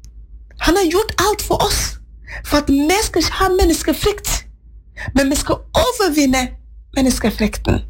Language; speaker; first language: Norwegian; non-native, fluent; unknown